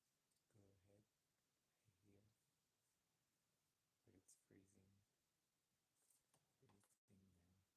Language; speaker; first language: English; non-native, learner; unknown